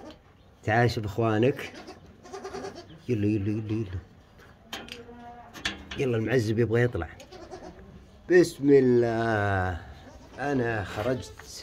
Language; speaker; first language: Arabic; native; Arabic